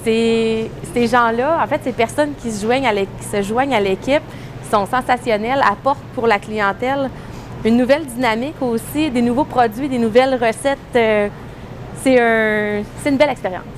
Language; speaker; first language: French; native; French